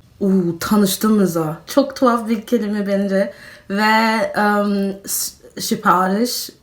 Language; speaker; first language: Turkish; non-native, learner; German